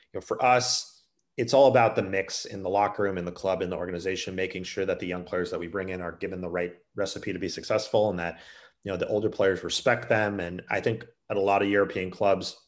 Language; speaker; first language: English; native; English